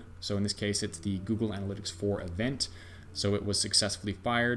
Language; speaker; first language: English; native; English